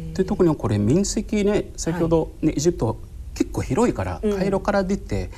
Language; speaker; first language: Japanese; non-native, fluent; Arabic